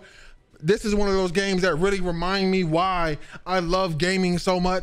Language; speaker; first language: English; native; English